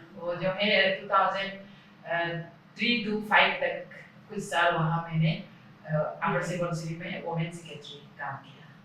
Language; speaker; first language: Hindi; non-native, local second language; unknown